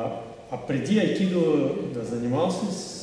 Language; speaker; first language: Bulgarian; non-native, learner; Russian